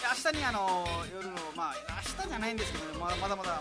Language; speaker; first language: Japanese; non-native, fluent; Nepali